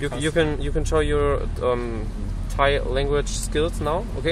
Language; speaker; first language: English; non-native, fluent; German